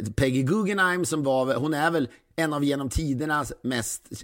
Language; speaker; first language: Swedish; native; Swedish